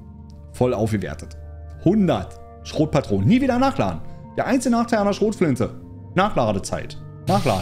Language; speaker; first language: German; native; German